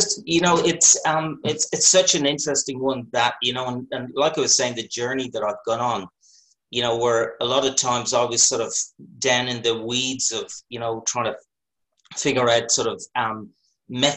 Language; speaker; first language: English; native; English